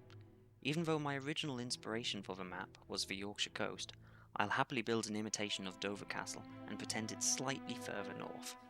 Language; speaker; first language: English; native; English